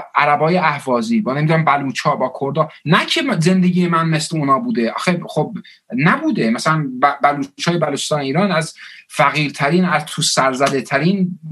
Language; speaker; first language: Persian; early bilingual, heritage; Persian